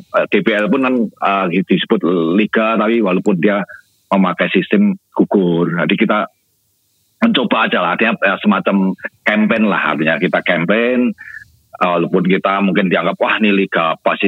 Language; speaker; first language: Indonesian; native; Indonesian